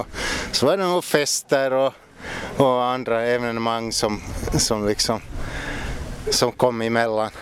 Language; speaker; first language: Swedish; native; Swedish